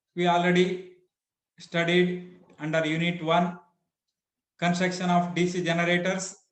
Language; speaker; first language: English; non-native, local second language; Kannada